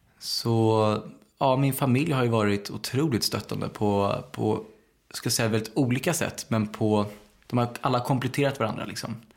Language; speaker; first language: Swedish; native; Swedish